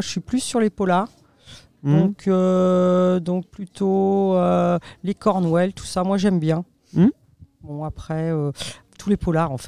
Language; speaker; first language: French; native; French